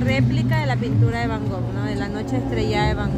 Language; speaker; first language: Spanish; native; Spanish